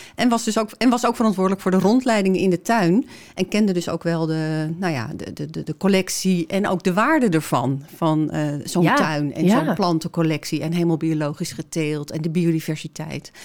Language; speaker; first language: Dutch; native; Dutch